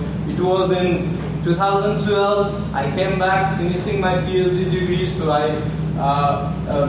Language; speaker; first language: English; non-native, local second language; Nepali